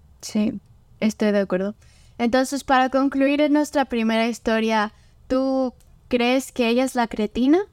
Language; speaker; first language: Spanish; native; Spanish